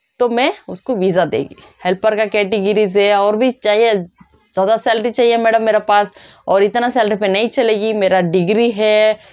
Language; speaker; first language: Hindi; non-native, local second language; Kannada